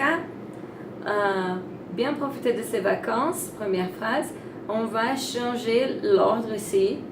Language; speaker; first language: French; non-native, fluent; Portuguese